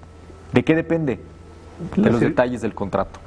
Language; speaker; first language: Spanish; native; Spanish